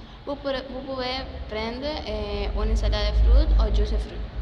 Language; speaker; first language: French; non-native, learner; Spanish